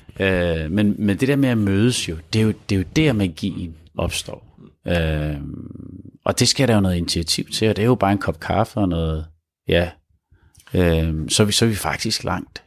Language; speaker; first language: Danish; early bilingual, other home language; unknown